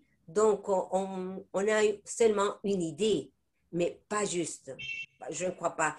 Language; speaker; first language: French; non-native, fluent; Spanish